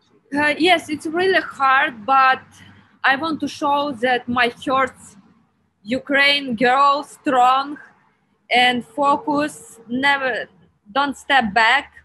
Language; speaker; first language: English; non-native, learner; Ukrainian